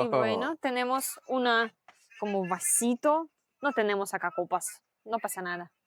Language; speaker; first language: Spanish; non-native, learner; Russian